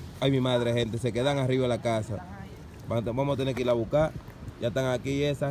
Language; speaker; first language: Spanish; native; Spanish